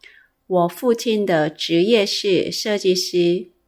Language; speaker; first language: Chinese; non-native, fluent; Korean